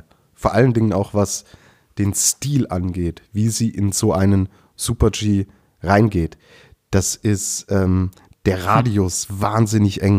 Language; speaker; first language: German; native; German